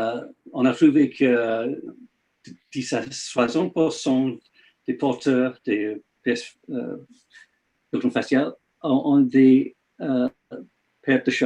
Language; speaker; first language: French; non-native, learner; English